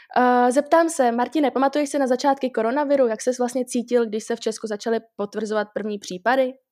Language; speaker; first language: Czech; native; Czech